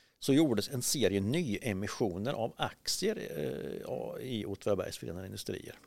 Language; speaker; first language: Swedish; native; Swedish